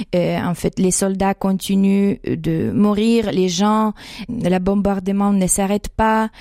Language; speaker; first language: French; non-native, fluent; Ukrainian